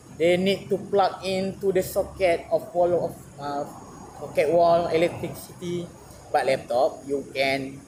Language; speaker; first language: English; non-native, learner; Malay